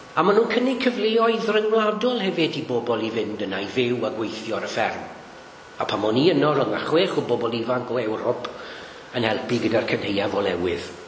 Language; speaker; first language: Welsh; native; Welsh